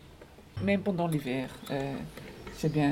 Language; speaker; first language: French; non-native, learner; Dutch